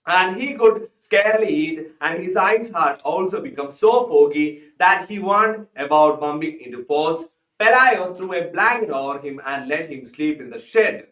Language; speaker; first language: English; non-native, local second language; Malayalam